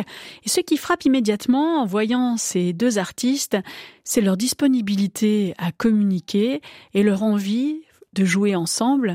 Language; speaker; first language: French; native; French